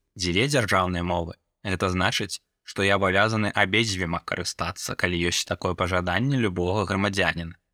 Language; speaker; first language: Belarusian; native; Belarusian